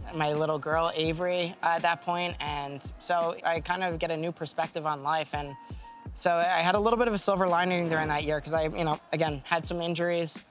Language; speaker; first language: English; native; English